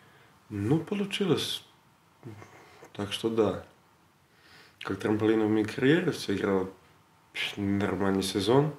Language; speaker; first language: Russian; non-native, learner; Serbian